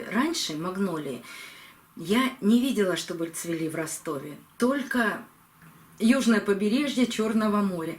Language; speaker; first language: Russian; native; Russian